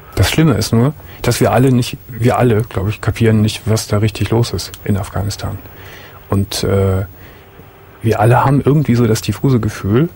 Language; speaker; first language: German; native; German